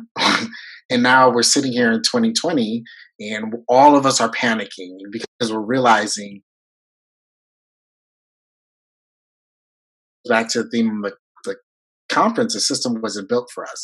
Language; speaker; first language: English; early bilingual, other home language; French